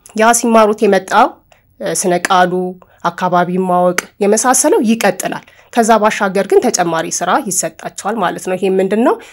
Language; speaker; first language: Amharic; non-native, local second language; Oromo